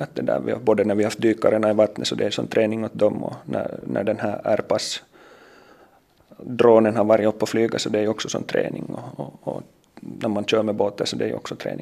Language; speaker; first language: Swedish; native; Swedish